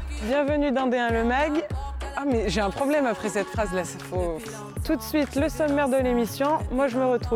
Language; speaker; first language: French; native; French